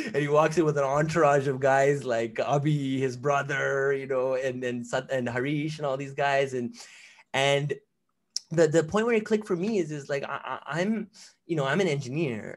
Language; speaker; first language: English; native; English